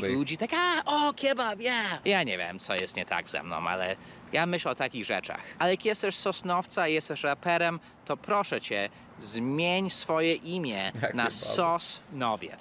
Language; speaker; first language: Polish; non-native, fluent; English